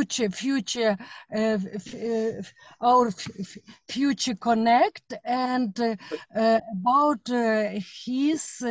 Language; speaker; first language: English; non-native, learner; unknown